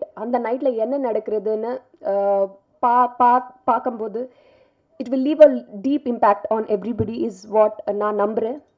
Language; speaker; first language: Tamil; non-native, local second language; Telugu